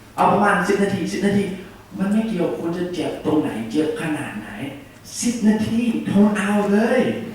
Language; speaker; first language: Thai; non-native, learner; English